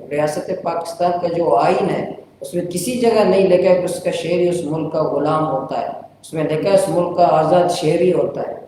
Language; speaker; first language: Urdu; non-native, local second language; Baluchi